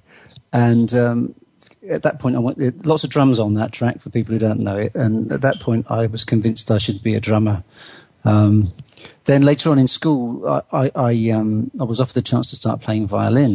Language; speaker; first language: English; native; English